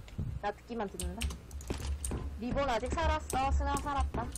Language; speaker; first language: Korean; native; Korean